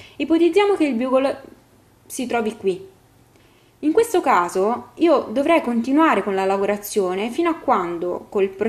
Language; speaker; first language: Italian; native; Italian